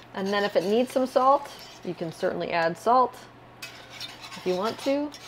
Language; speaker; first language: English; native; English